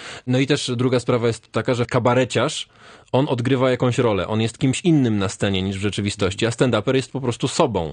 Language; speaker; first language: Polish; native; Polish